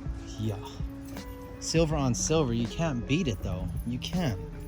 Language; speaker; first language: English; native; English